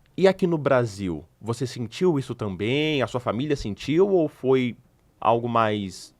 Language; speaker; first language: Portuguese; native; Portuguese